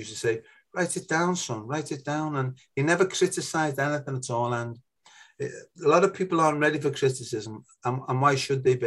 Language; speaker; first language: English; native; English